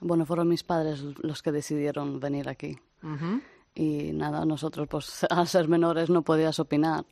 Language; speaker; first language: Spanish; early bilingual, other home language; Romanian